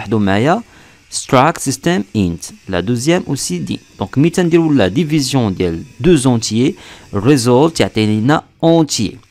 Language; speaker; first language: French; non-native, local second language; Arabic